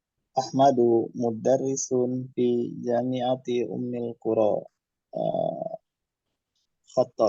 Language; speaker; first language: Arabic; non-native, learner; Indonesian